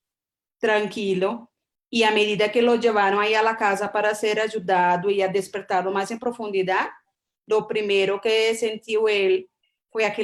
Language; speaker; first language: Spanish; non-native, fluent; Portuguese